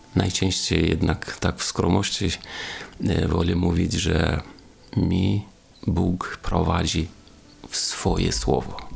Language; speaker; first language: Polish; non-native, fluent; Romanian